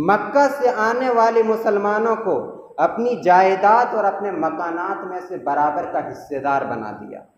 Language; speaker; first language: Urdu; native; Urdu